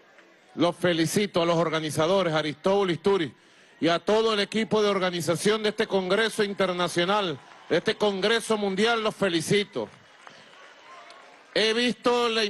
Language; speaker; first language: Spanish; native; Spanish